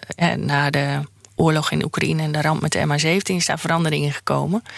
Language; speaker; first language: Dutch; native; Dutch